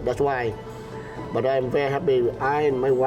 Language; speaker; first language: English; non-native, learner; Vietnamese